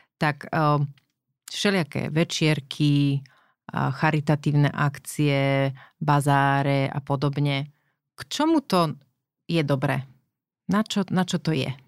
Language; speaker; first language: Slovak; native; Slovak